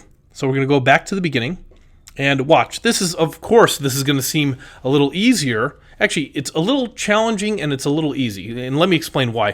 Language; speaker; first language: English; native; English